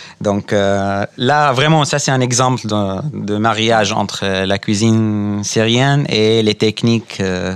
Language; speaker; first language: French; non-native, fluent; Arabic